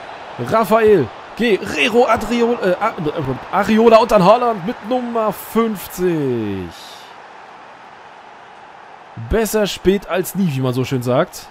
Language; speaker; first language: German; native; German